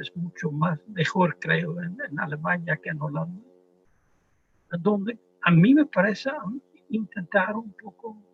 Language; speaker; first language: Spanish; non-native, fluent; Dutch